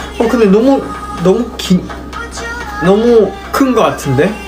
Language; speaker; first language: Korean; non-native, fluent; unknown